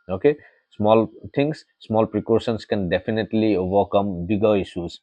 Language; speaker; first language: English; non-native, local second language; Assamese